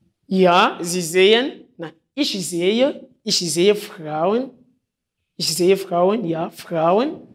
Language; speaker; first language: German; non-native, fluent; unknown